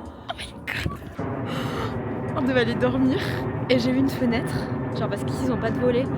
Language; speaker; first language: French; native; French